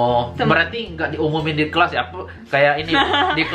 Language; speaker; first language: Indonesian; native; Indonesian